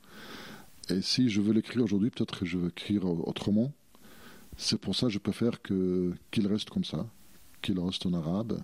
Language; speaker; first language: French; non-native, fluent; Arabic